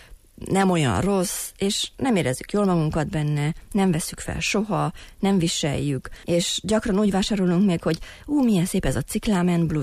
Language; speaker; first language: Hungarian; native; Hungarian